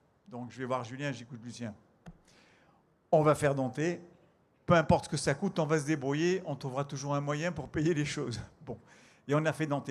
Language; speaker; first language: French; native; French